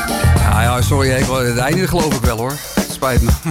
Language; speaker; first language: Dutch; native; Dutch